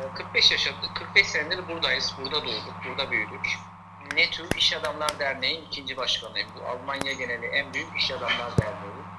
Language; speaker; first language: Turkish; early bilingual, heritage; Turkish